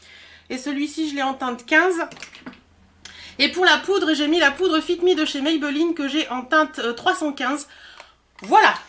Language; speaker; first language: French; native; French